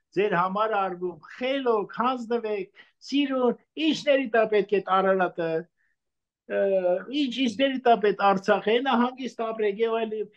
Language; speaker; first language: Armenian; native; Armenian